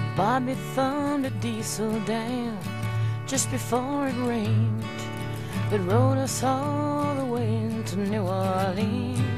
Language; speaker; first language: English; native; English